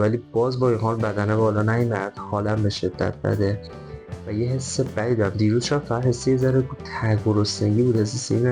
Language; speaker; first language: Persian; native; Persian